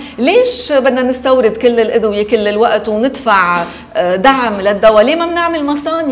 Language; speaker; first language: Arabic; native; Arabic